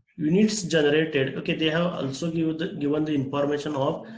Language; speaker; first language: English; non-native, local second language; Marathi